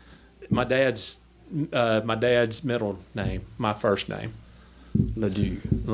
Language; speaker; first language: English; native; English